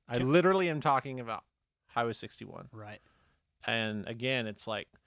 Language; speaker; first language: English; native; English